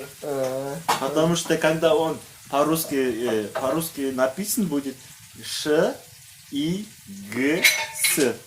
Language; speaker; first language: Russian; non-native, local second language; Kazakh